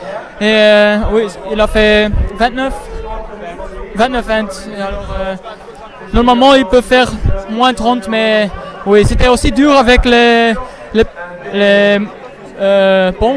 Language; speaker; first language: French; non-native, learner; Dutch